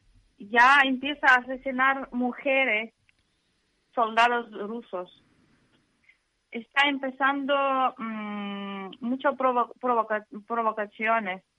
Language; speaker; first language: Spanish; non-native, learner; Ukrainian